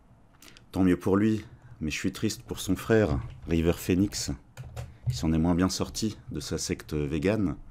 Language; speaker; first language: French; native; French